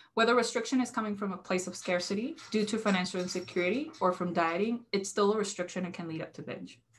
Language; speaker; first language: English; non-native, fluent; Spanish